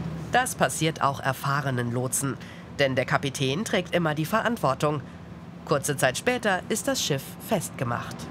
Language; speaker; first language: German; native; German